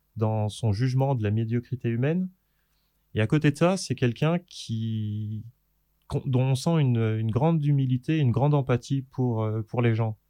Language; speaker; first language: French; native; French